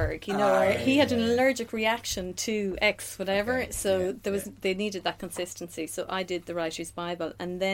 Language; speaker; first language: English; native; English